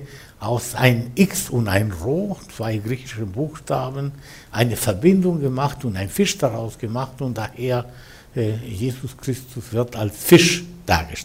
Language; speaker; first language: German; non-native, fluent; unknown